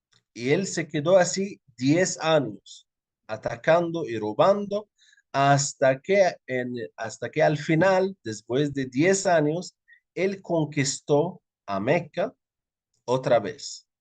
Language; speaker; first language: Spanish; non-native, fluent; Arabic